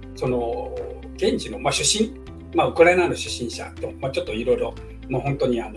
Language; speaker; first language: Japanese; non-native, fluent; Chinese